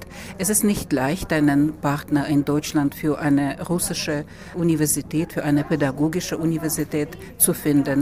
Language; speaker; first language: German; non-native, fluent; Russian